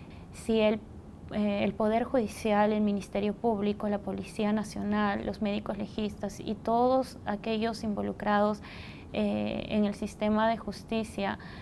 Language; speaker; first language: Spanish; native; Spanish